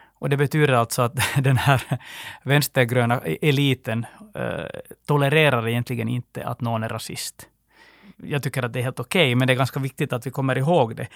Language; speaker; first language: Swedish; native; Swedish